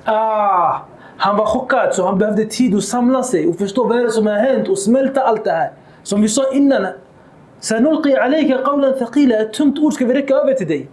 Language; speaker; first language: Swedish; early bilingual, other home language; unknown